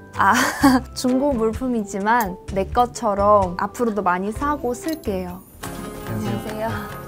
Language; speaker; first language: Korean; non-native, fluent; Chinese